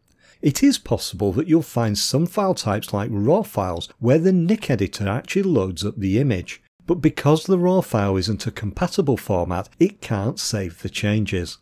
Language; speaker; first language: English; native; English